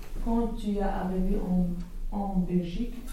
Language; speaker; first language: French; non-native, learner; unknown